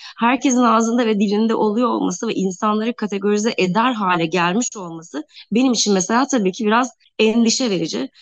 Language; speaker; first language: Turkish; native; Turkish